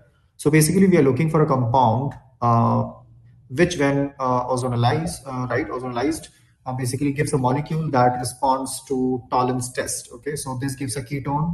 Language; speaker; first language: English; non-native, local second language; Hindi